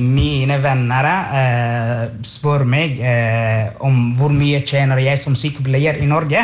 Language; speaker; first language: Norwegian; non-native, fluent; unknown